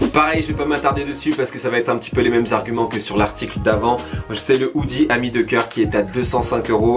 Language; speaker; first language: French; native; French